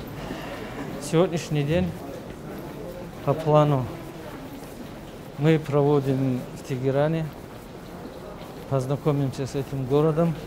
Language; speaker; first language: Russian; native; Russian